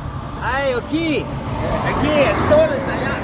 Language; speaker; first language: Spanish; non-native, learner; English